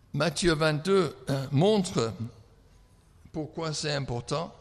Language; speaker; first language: French; non-native, fluent; English